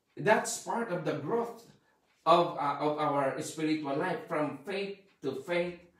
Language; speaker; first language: English; non-native, local second language; Filipino